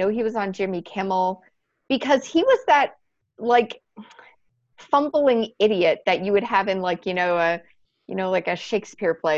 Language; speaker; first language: English; native; English